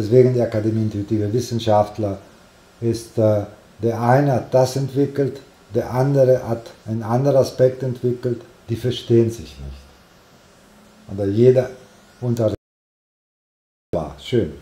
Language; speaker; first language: German; non-native, fluent; Italian